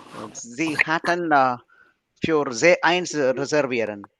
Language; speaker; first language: German; non-native, learner; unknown